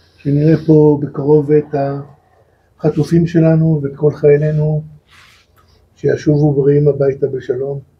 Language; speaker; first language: Hebrew; native; Hebrew